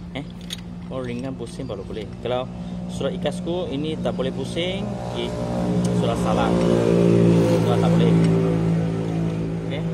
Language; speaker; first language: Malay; non-native, local second language; Chinese